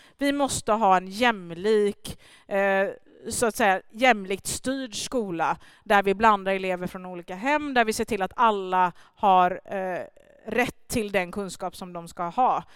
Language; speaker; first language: Swedish; early bilingual, other home language; Persian